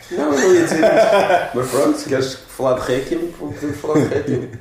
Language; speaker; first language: Portuguese; native; Portuguese